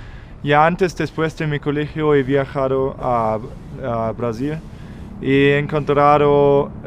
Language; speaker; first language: Spanish; non-native, fluent; German